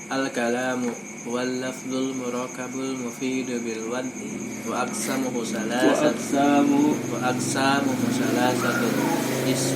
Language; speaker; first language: Arabic; non-native, learner; Indonesian